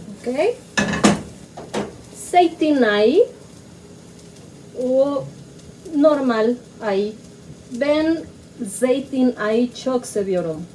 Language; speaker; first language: Turkish; non-native, learner; Spanish